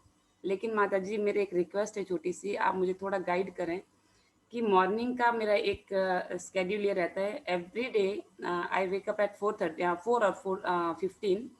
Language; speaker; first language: Hindi; native; Hindi